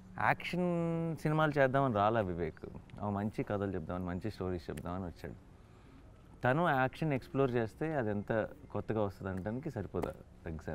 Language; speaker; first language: Telugu; native; Telugu